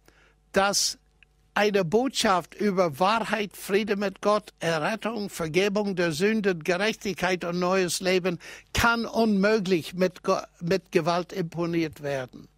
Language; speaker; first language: German; non-native, fluent; English